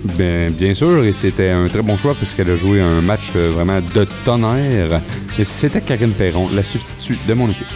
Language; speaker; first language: French; native; French